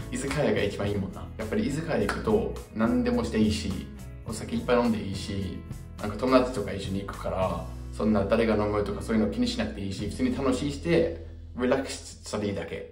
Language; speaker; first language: Japanese; non-native, fluent; English